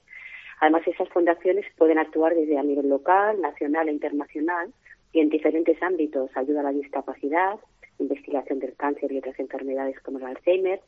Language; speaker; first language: Spanish; native; Spanish